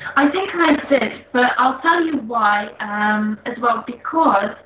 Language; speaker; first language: English; non-native, fluent; Polish